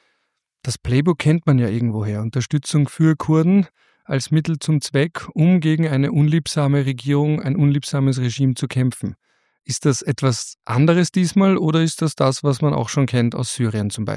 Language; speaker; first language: German; native; German